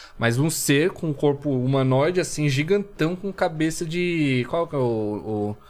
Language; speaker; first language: Portuguese; early bilingual, other home language; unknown